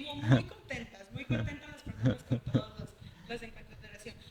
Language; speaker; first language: Spanish; native; Spanish